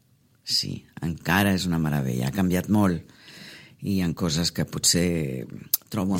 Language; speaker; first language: Catalan; non-native, fluent; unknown